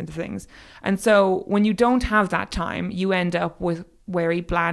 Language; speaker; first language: English; native; English